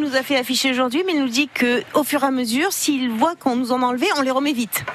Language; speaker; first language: French; native; French